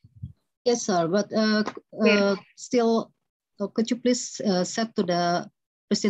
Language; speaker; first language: English; non-native, fluent; Indonesian